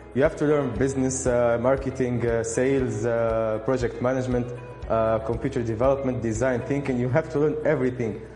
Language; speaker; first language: English; non-native, fluent; Arabic